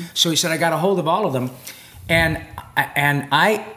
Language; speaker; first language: English; native; English